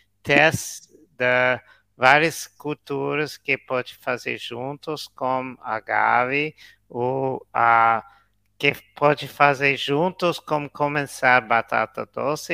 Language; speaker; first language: Portuguese; non-native, learner; English